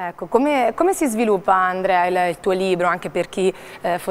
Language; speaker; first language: Italian; native; Italian